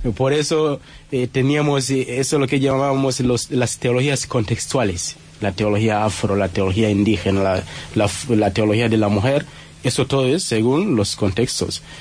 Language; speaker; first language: Spanish; non-native, fluent; Swahili